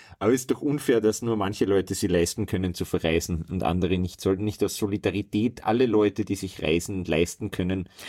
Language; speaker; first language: German; native; German